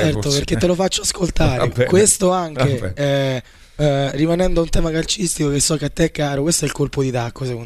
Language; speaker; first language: Italian; native; Italian